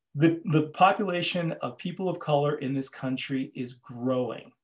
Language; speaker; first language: English; native; English